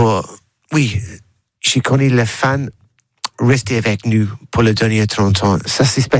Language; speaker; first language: French; non-native, learner; English